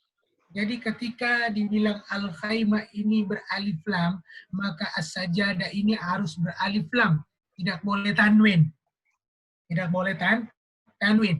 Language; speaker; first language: Indonesian; native; Indonesian